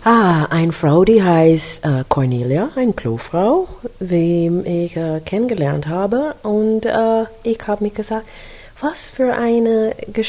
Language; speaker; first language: German; non-native, learner; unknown